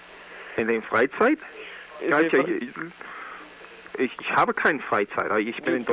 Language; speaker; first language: German; non-native, learner; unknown